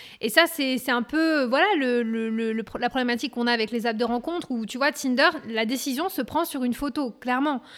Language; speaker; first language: French; native; French